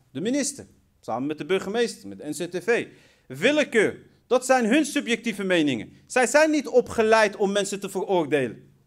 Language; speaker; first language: Dutch; early bilingual, other home language; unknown